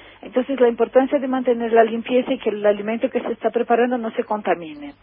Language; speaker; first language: Spanish; non-native, fluent; Portuguese